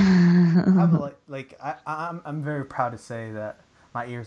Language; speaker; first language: English; native; English